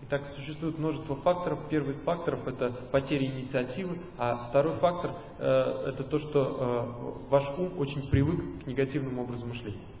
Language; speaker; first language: Russian; native; Russian